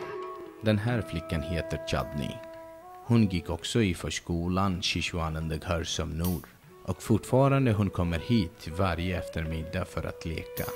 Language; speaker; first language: Swedish; non-native, fluent; Bangla